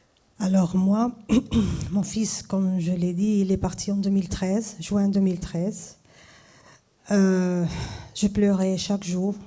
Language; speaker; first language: French; non-native, fluent; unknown